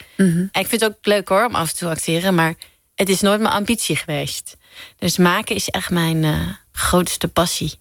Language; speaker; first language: Dutch; native; Dutch